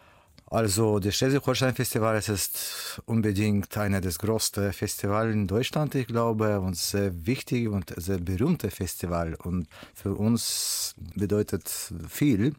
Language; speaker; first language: German; non-native, learner; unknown